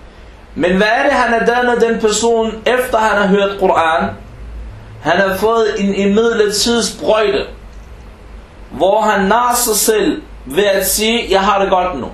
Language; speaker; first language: Danish; non-native, fluent; Arabic